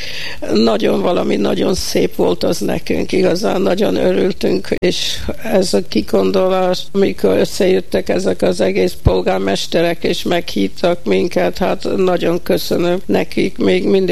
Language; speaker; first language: Hungarian; early bilingual, heritage; Hungarian